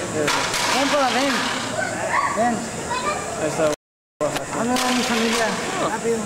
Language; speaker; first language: Spanish; non-native, learner; English